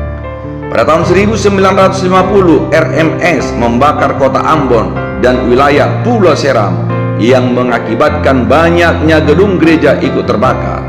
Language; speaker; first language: Indonesian; native; Indonesian